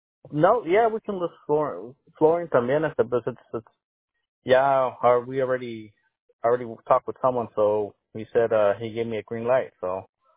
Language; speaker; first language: English; early bilingual, other home language; Spanish